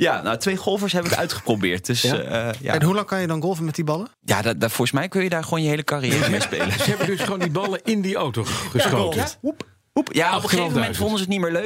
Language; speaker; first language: Dutch; native; Dutch